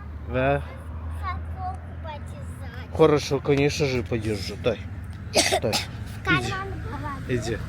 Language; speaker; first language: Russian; non-native, local second language; Azerbaijani